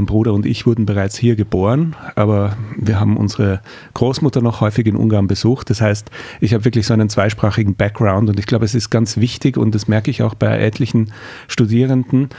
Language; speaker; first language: German; native; German